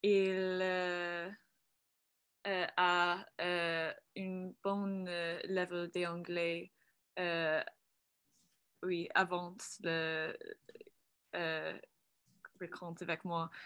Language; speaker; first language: French; non-native, learner; English